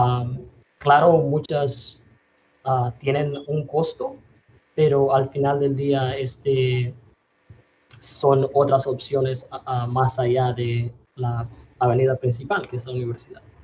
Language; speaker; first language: Spanish; early bilingual, other home language; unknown